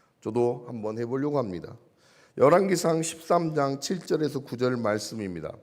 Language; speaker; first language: Korean; native; Korean